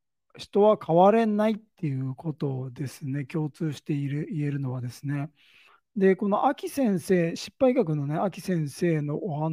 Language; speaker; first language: Japanese; native; Japanese